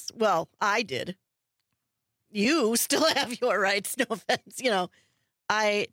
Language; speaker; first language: English; native; English